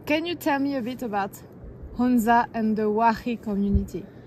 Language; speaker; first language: English; non-native, fluent; French